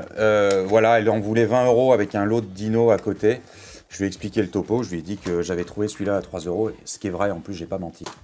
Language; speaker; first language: French; native; French